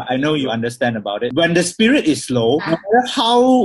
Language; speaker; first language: English; non-native, local second language; Chinese